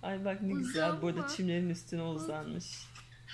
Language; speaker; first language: Turkish; native; Turkish